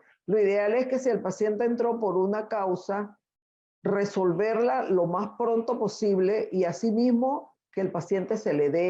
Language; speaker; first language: Spanish; native; Spanish